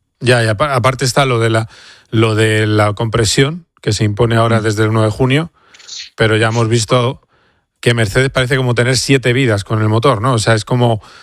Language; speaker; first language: Spanish; native; Spanish